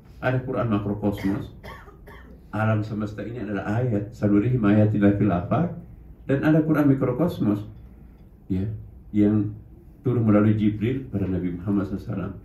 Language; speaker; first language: Indonesian; non-native, local second language; Buginese